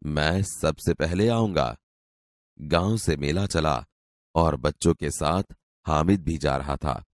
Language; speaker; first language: Hindi; non-native, local second language; Gujarati